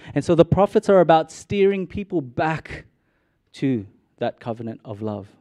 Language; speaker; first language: English; non-native, local second language; Cebuano